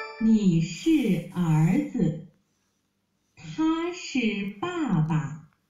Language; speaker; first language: Chinese; non-native, learner; Vietnamese